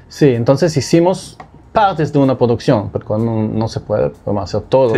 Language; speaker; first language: Spanish; non-native, fluent; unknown